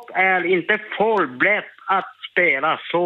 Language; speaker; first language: Swedish; non-native, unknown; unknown